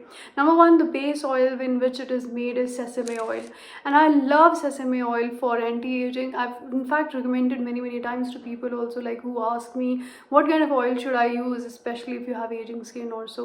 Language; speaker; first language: English; non-native, local second language; Hindi